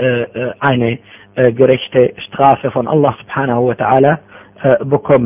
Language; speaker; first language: German; non-native, fluent; Arabic